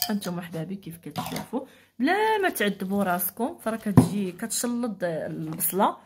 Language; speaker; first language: Arabic; native; Arabic